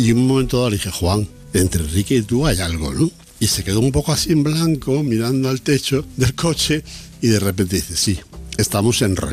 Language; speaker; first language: Spanish; native; Spanish